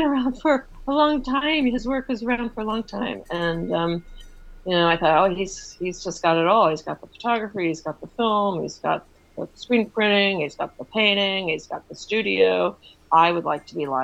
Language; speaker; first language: English; native; English